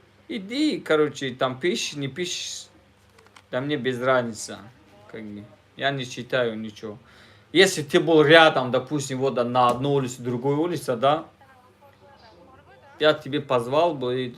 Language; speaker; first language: Russian; non-native, learner; Tajik